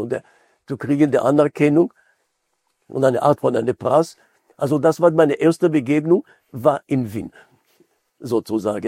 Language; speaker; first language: German; non-native, fluent; Hebrew